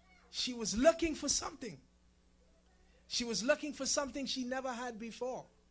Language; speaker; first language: English; non-native, fluent; Haitian Creole